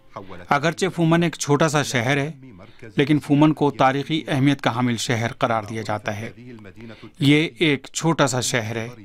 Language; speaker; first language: Urdu; native; Urdu